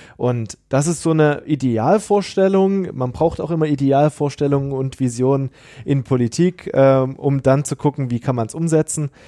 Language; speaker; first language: German; native; German